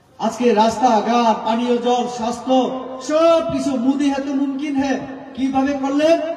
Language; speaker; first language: Bangla; non-native, local second language; Kok Borok